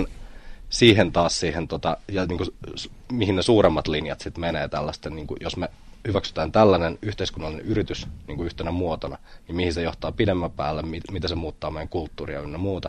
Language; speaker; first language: Finnish; native; Finnish